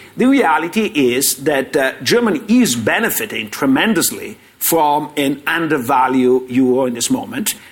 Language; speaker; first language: English; non-native, fluent; Italian